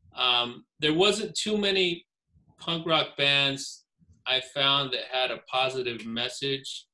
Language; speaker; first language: English; native; English